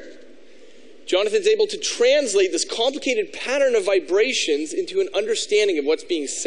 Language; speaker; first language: English; native; English